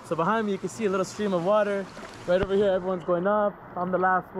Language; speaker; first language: English; native; English